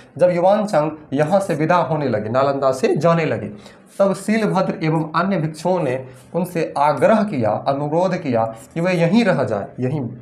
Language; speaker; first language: Hindi; native; Hindi